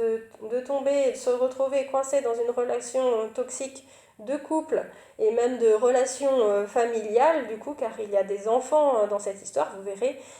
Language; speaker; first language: French; native; French